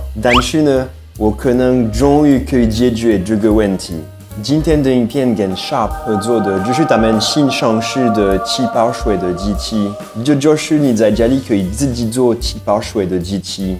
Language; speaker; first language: Chinese; non-native, fluent; French